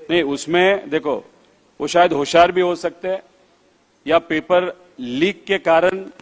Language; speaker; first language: Hindi; non-native, local second language; Marathi